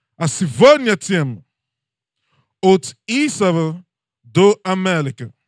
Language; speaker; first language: Russian; non-native, learner; English